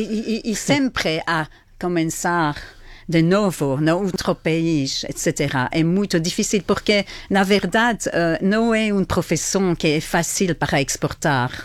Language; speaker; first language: Portuguese; non-native, learner; French